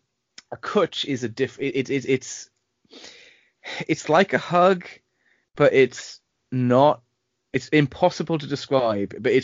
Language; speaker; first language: English; native; English